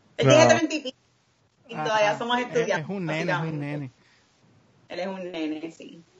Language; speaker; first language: Spanish; native; Spanish